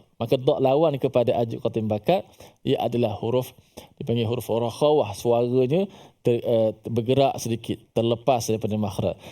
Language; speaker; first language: Malay; native; Malay